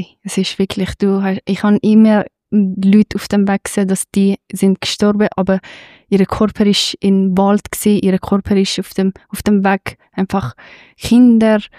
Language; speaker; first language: German; non-native, fluent; Persian